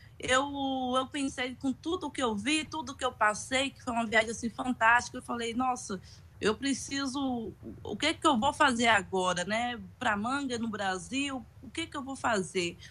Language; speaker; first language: Portuguese; native; Portuguese